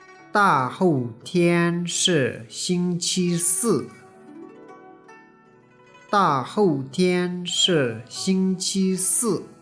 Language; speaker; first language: Chinese; non-native, fluent; Tibetan